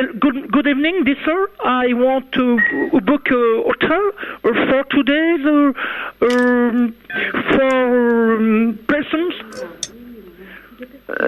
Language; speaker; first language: English; non-native, learner; French